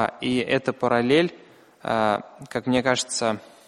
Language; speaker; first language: Russian; native; Russian